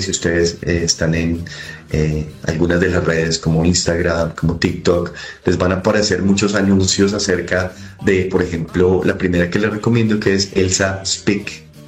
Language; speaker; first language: Spanish; native; Spanish